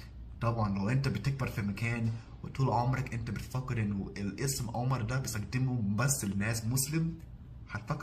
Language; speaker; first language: Arabic; non-native, fluent; English